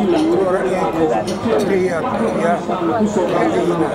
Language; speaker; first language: Greek; non-native, learner; Somali